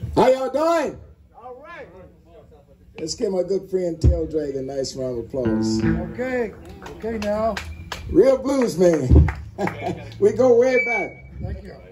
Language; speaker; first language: English; native; English